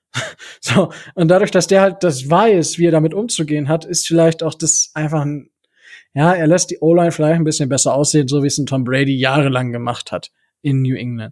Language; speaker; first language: German; native; German